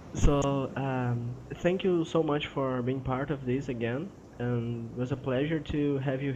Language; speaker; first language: English; non-native, fluent; Portuguese